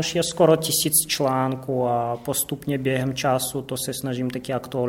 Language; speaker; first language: Czech; non-native, fluent; Russian